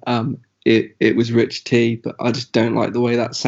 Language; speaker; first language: English; native; English